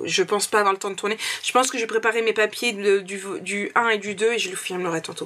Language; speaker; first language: French; native; French